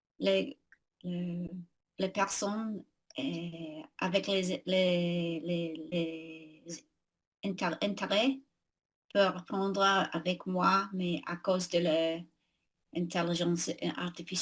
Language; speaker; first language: French; non-native, learner; English